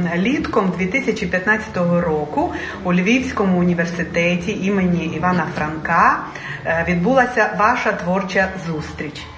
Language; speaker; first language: Ukrainian; early bilingual, heritage; Ukrainian